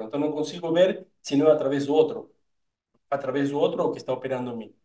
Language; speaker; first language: Portuguese; non-native, fluent; Spanish